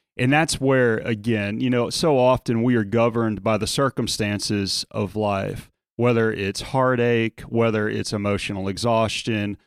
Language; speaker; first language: English; native; English